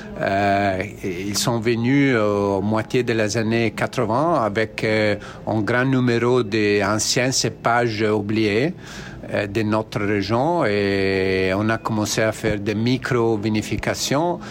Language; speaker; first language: French; non-native, learner; Italian